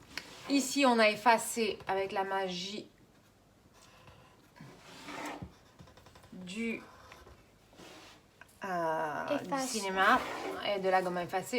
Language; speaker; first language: French; native; French